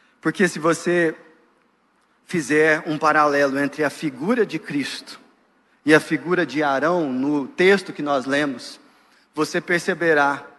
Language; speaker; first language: Portuguese; native; Portuguese